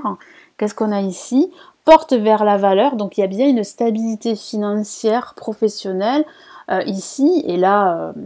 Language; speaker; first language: French; native; French